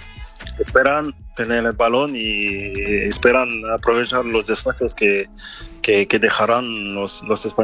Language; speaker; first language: Spanish; non-native, fluent; French